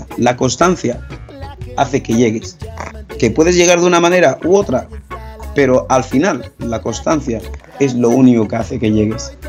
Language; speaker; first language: Spanish; early bilingual, other home language; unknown